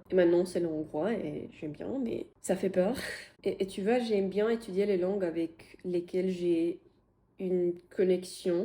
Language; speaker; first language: French; non-native, fluent; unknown